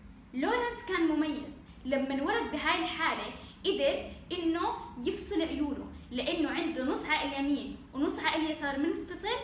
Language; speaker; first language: Arabic; native; Arabic